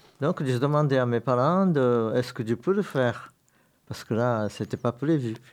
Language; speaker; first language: French; non-native, fluent; Japanese